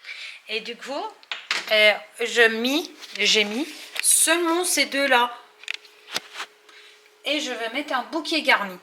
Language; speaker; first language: French; non-native, learner; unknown